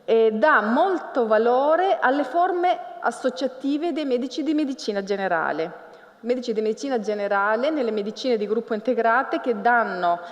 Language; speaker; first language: Italian; native; Italian